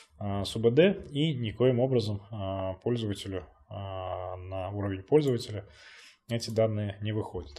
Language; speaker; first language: Russian; native; Russian